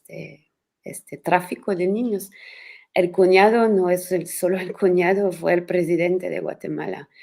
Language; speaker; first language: Spanish; non-native, learner; French